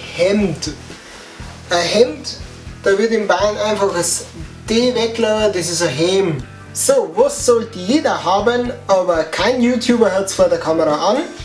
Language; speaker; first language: German; native; German